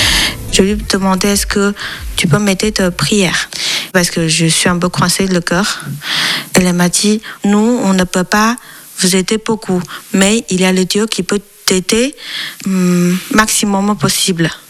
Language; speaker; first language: French; non-native, learner; Chinese